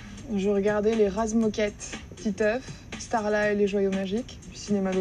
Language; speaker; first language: French; native; French